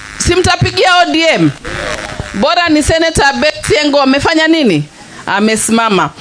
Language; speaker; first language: Swahili; native; Swahili